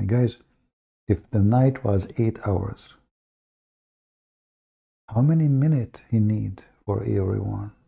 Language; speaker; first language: English; non-native, fluent; Arabic